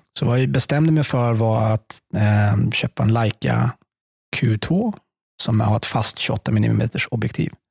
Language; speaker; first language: Swedish; early bilingual, other home language; Persian